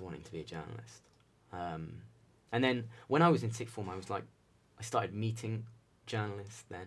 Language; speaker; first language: English; native; English